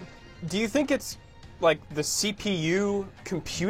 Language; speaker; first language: English; native; English